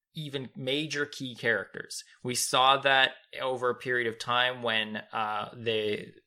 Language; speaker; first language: English; native; English